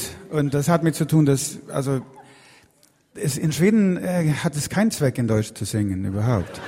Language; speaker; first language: German; non-native, fluent; Swedish